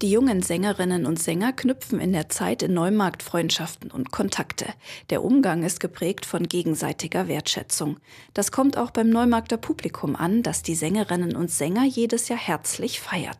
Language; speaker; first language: German; native; German